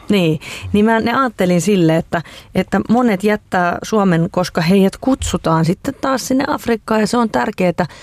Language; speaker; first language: Finnish; native; Finnish